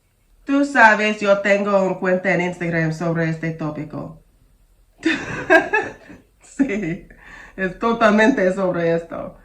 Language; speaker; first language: Spanish; non-native, learner; English